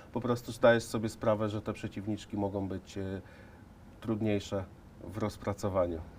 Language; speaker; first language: Polish; native; Polish